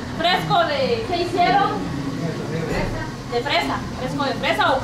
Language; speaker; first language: Spanish; native; Spanish